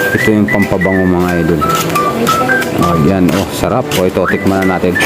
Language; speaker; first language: Filipino; non-native, local second language; Cebuano